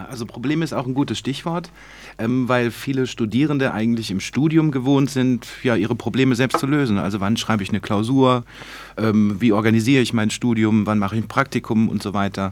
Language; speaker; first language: German; native; German